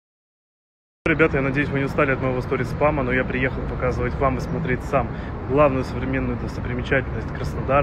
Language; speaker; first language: Russian; native; Russian